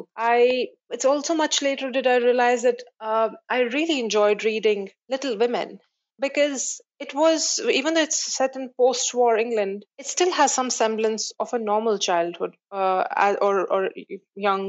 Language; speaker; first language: English; non-native, local second language; Kashmiri